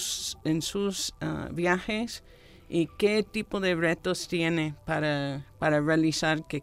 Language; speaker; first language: Spanish; non-native, fluent; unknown